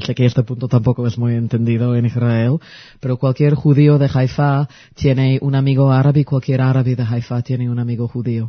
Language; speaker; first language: Spanish; early bilingual, heritage; Spanish